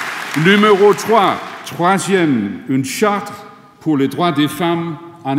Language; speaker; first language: French; non-native, fluent; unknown